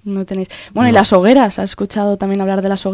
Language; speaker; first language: Spanish; native; Spanish